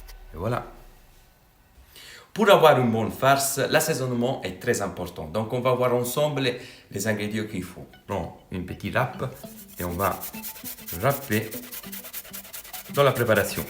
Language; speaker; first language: French; non-native, fluent; Italian